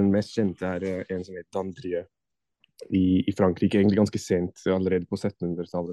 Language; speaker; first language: Norwegian; non-native, fluent; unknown